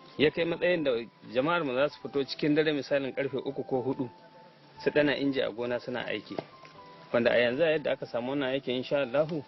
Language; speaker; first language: Hausa; native; Hausa